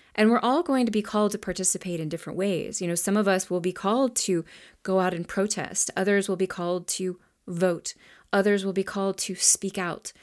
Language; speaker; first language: English; native; English